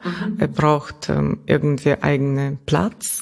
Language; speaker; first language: German; non-native, fluent; Russian